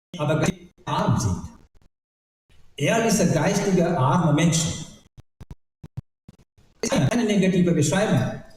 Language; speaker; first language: German; non-native, learner; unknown